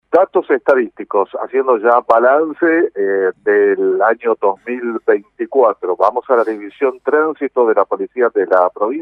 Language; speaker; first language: Spanish; native; Spanish